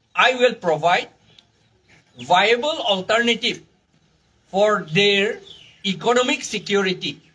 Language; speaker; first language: English; non-native, local second language; Karbi